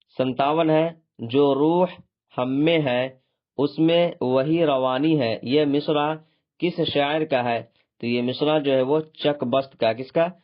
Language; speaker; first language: Urdu; native; Urdu